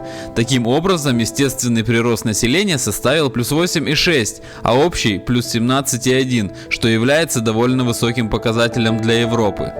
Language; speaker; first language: Russian; native; Russian